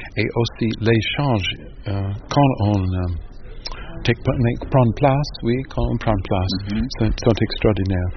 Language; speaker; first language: French; non-native, learner; English